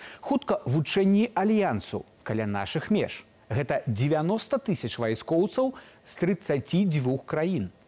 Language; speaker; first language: Belarusian; native; Belarusian